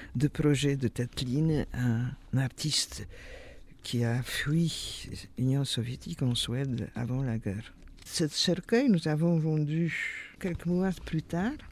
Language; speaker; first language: French; non-native, fluent; Polish